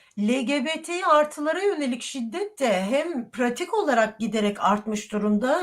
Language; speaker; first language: Turkish; native; Turkish